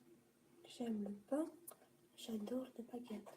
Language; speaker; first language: French; non-native, learner; Russian